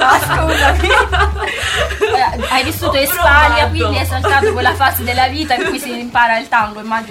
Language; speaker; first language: Italian; native; Italian